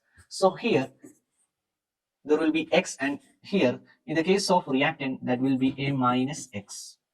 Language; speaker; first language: English; non-native, local second language; Malayalam